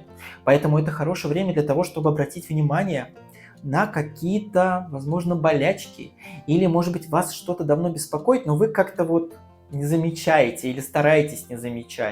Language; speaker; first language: Russian; native; Russian